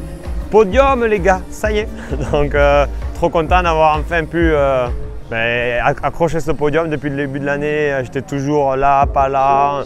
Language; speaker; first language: French; native; French